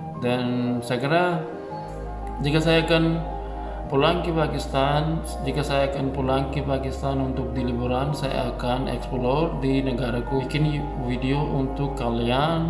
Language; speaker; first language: Indonesian; non-native, learner; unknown